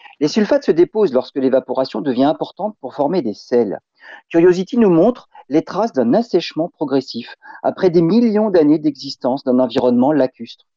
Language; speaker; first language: French; native; French